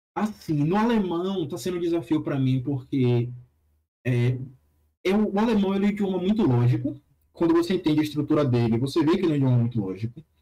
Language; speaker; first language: Portuguese; native; Portuguese